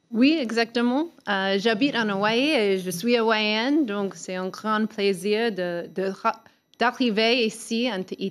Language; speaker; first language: French; non-native, learner; English